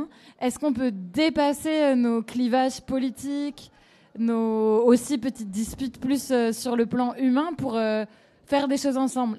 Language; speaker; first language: French; native; French